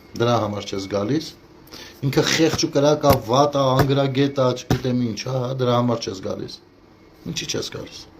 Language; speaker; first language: Armenian; native; Armenian